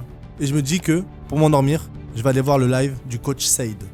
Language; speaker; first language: French; native; French